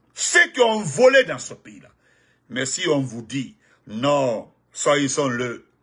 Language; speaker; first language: French; non-native, local second language; Fula